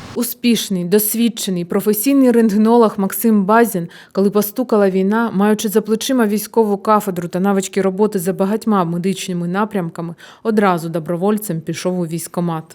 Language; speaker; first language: Ukrainian; native; Ukrainian